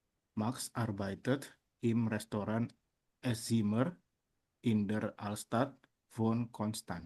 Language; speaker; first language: German; non-native, learner; Indonesian